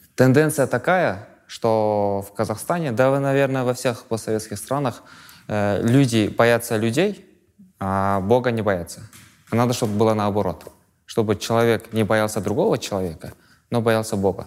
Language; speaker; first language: Russian; non-native, local second language; Kazakh